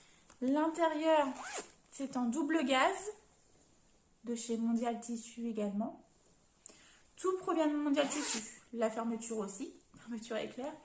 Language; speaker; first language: French; native; French